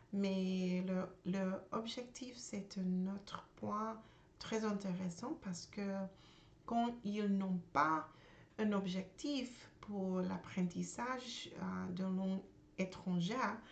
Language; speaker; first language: French; non-native, learner; English